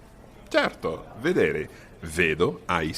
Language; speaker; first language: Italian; non-native, fluent; English